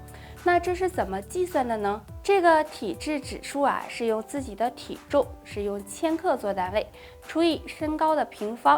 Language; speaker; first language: Chinese; native; Chinese